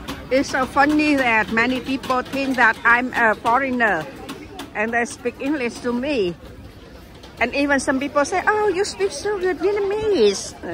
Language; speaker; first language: English; non-native, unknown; Vietnamese